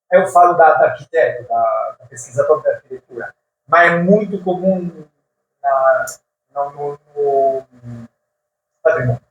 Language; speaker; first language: Portuguese; non-native, learner; Italian